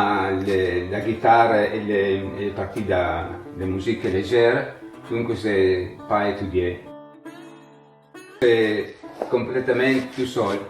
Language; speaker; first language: French; non-native, learner; Italian